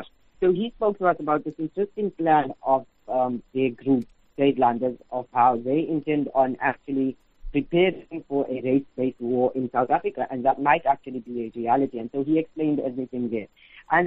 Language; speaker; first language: English; native; English